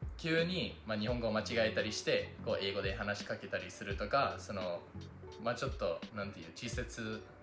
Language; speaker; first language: Japanese; non-native, fluent; English